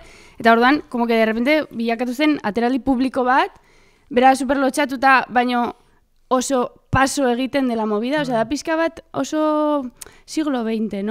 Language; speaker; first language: Basque; native; Basque